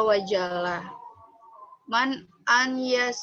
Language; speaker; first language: Arabic; non-native, learner; Indonesian